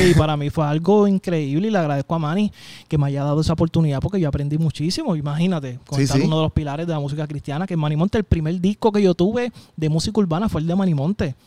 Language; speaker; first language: Spanish; native; Spanish